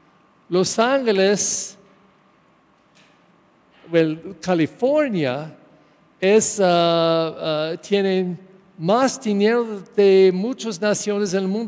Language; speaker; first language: Spanish; non-native, learner; English